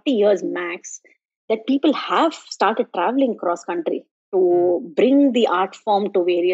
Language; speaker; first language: English; non-native, local second language; Tamil